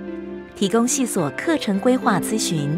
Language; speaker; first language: Chinese; native; Chinese